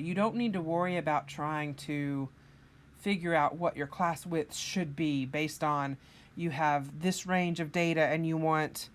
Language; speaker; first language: English; native; English